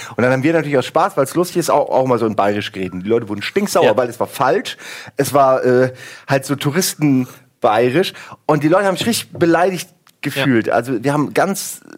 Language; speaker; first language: German; native; German